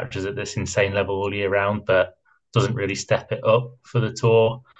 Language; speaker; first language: English; native; English